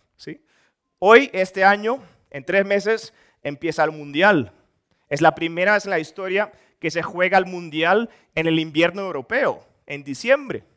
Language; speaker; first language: Spanish; non-native, fluent; Dutch